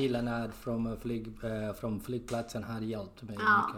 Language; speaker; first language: Swedish; non-native, learner; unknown